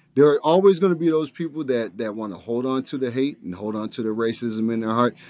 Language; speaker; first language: English; native; English